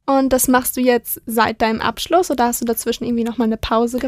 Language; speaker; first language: German; native; German